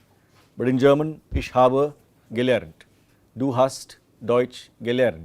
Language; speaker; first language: German; non-native, fluent; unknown